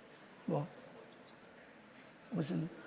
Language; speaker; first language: Korean; native; Korean